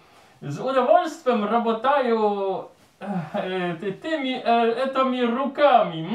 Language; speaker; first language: Russian; non-native, learner; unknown